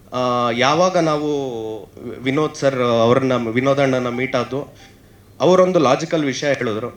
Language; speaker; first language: Kannada; native; Kannada